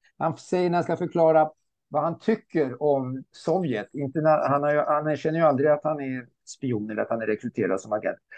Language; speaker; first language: Swedish; early bilingual, other home language; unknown